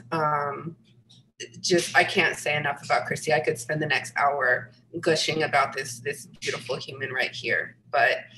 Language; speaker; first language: English; native; English